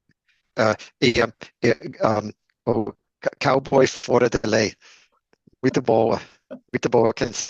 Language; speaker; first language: Portuguese; non-native, learner; English